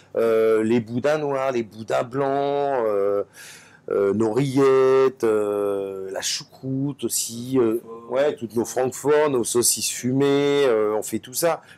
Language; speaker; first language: French; native; French